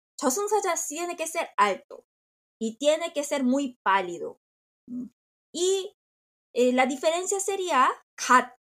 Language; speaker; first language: Spanish; non-native, fluent; Korean